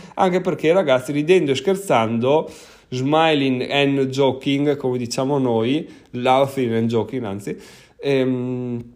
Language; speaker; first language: Italian; native; Italian